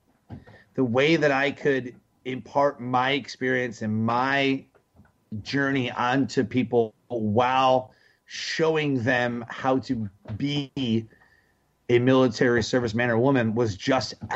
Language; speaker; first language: English; native; English